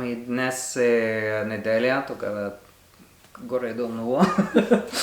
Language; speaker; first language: Bulgarian; non-native, learner; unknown